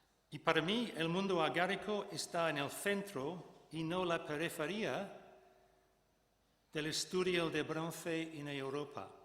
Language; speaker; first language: Spanish; non-native, fluent; English